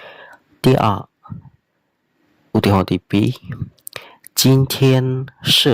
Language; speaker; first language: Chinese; non-native, fluent; Khmer